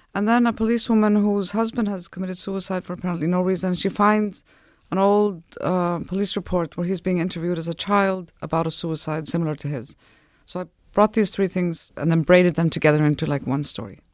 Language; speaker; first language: English; non-native, fluent; Icelandic